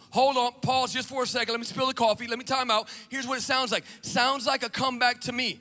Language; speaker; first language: English; native; English